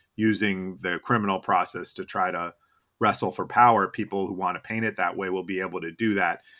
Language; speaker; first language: English; native; English